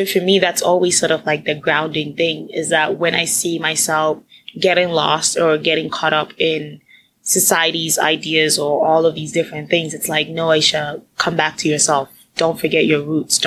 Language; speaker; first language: English; non-native, local second language; Akan